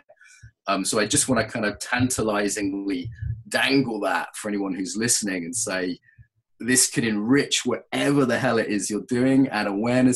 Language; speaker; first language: English; native; English